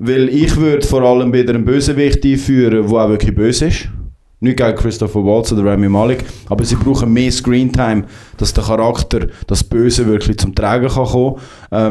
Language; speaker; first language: German; native; German